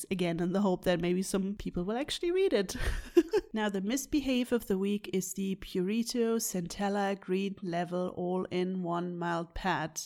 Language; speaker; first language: English; non-native, fluent; German